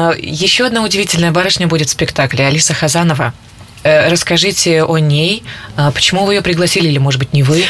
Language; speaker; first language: Russian; native; Russian